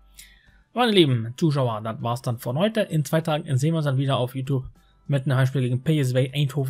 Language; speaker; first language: German; native; German